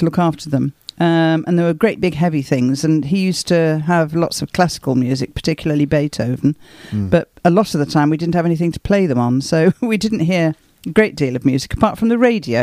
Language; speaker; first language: English; native; English